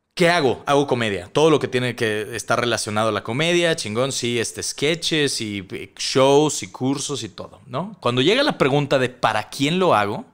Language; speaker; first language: Spanish; native; Spanish